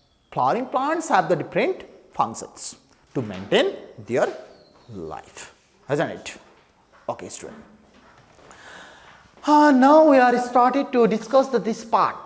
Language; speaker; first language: English; non-native, local second language; Nepali